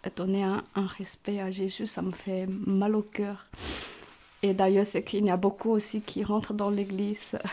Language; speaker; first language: French; non-native, fluent; Cantonese